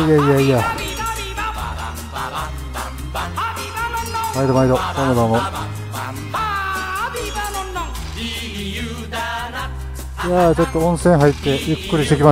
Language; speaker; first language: Japanese; native; Japanese